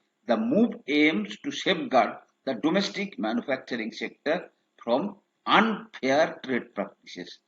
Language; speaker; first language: English; non-native, local second language; Bangla